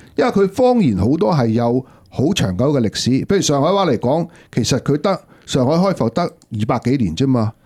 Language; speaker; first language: Cantonese; non-native, local second language; Wu Chinese